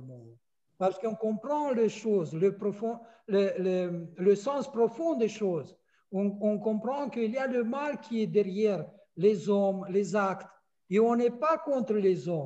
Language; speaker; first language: French; non-native, fluent; Romanian